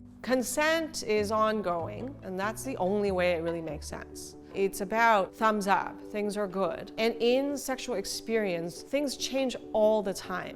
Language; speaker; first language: English; early bilingual, other home language; Cantonese